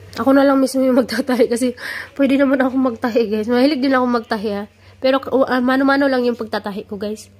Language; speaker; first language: Filipino; non-native, local second language; Cebuano